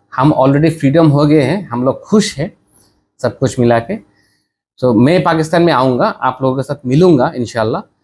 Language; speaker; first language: Hindi; non-native, learner; Bangla